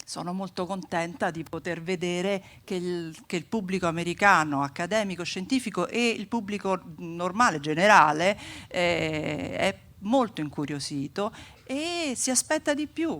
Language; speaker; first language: Italian; native; Italian